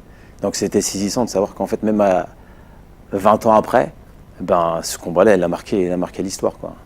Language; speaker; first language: French; native; French